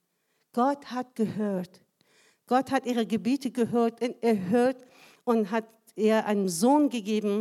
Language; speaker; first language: German; non-native, fluent; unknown